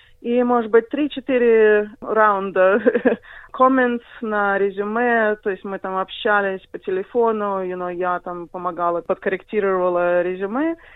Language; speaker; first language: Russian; early bilingual, heritage; Russian